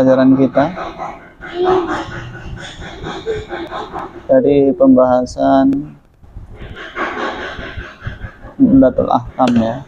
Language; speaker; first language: Indonesian; native; Indonesian